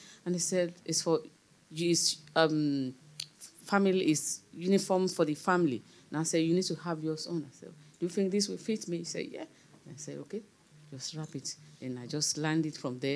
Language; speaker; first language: English; non-native, local second language; Yoruba